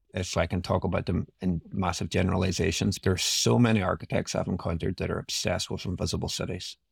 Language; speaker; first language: English; native; English